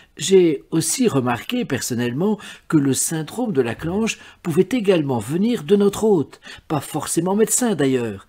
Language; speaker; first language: French; native; French